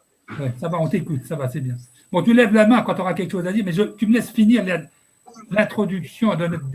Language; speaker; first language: French; native; French